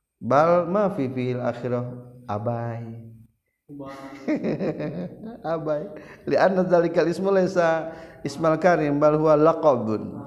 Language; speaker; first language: Arabic; non-native, fluent; Indonesian